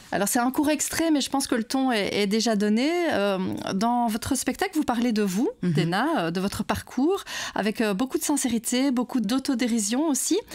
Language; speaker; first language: French; native; French